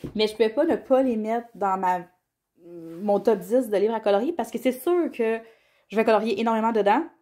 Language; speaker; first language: French; native; French